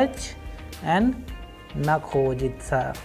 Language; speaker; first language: Russian; non-native, fluent; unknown